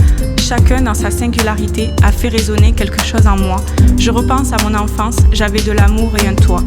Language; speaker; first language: French; native; French